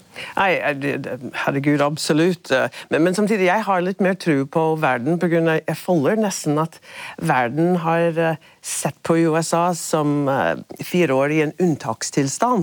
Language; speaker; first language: Norwegian; non-native, fluent; English